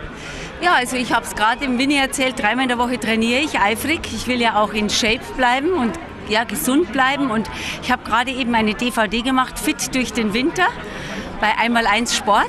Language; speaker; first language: German; native; German